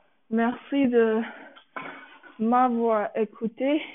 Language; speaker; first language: French; non-native, learner; Chinese